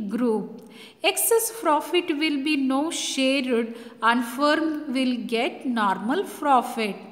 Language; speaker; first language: English; non-native, local second language; Kannada